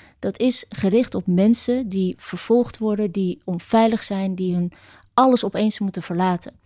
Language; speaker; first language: Dutch; early bilingual, other home language; Turkish